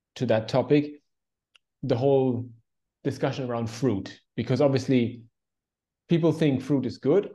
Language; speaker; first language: English; non-native, fluent; German